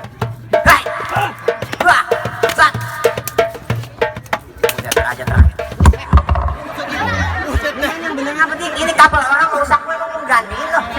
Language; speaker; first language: Indonesian; native; Indonesian